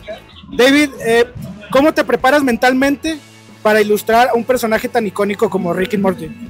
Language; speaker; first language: Spanish; native; Spanish